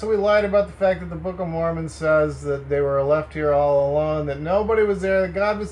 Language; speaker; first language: English; native; English